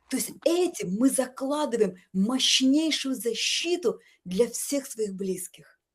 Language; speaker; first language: Russian; native; Russian